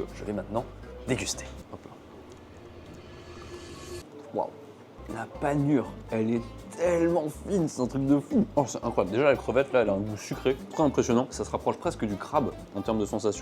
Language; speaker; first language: French; native; French